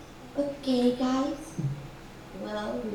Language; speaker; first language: English; non-native, fluent; Spanish